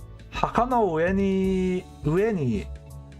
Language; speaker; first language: Japanese; non-native, learner; English